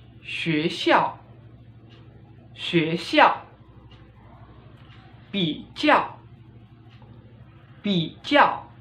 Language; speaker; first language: Chinese; non-native, fluent; Indonesian